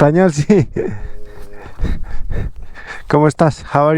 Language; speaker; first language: Spanish; native; Spanish